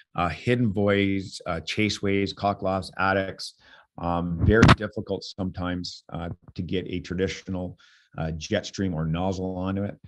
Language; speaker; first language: English; native; English